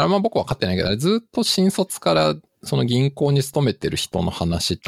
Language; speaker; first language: Japanese; native; Japanese